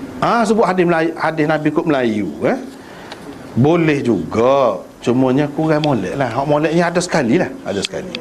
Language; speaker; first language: Malay; native; Malay